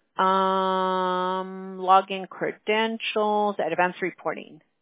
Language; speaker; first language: English; early bilingual, other home language; Spanish